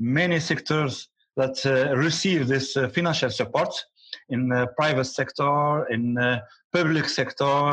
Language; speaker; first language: English; non-native, learner; Arabic